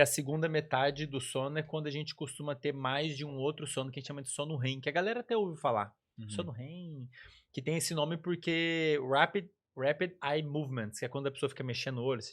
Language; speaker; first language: Portuguese; native; Portuguese